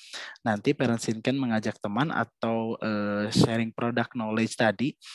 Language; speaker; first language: Malay; native; Malay